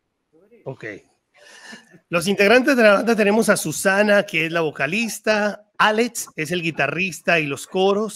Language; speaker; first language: Spanish; native; Spanish